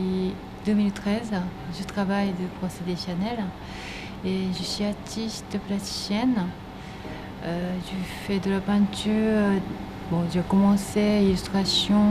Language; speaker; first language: French; non-native, learner; Japanese